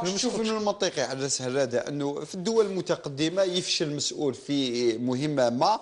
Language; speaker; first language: Arabic; native; Arabic